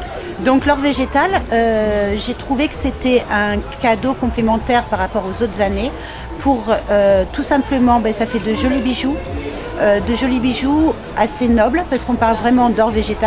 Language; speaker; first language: French; native; French